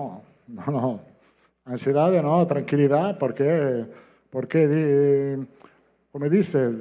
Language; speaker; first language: Portuguese; non-native, fluent; Italian